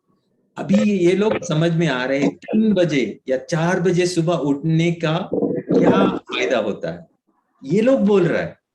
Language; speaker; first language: Hindi; native; Hindi